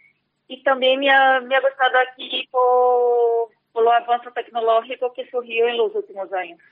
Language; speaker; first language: Spanish; non-native, fluent; Portuguese